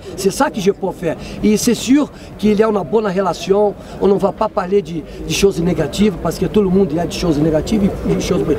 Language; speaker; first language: French; non-native, learner; Portuguese